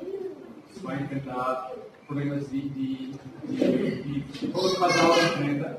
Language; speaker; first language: Portuguese; non-native, learner; English